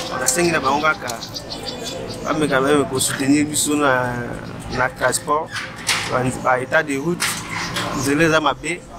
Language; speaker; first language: Lingala; native; Lingala